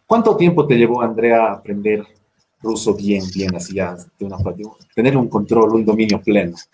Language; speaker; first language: Spanish; native; Spanish